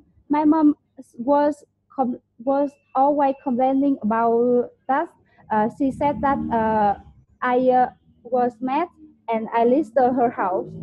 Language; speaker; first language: English; non-native, learner; Vietnamese